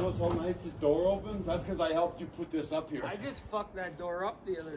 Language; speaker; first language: English; native; English